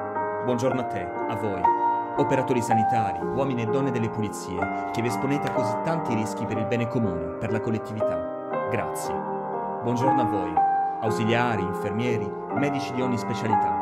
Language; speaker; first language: Italian; native; Italian